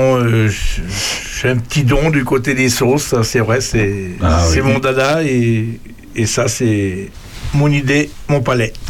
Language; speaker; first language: French; native; French